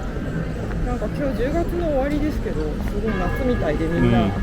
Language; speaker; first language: Japanese; native; Japanese